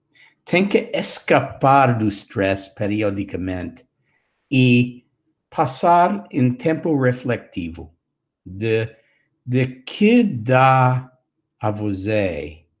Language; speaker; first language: Portuguese; non-native, fluent; English